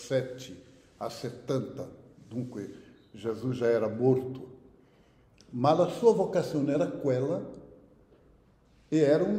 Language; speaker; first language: Italian; non-native, fluent; Portuguese